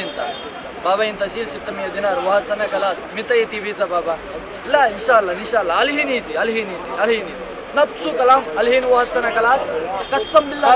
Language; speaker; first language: Arabic; non-native, learner; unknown